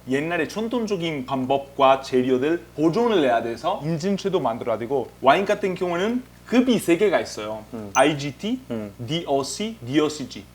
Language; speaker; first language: Korean; non-native, fluent; Italian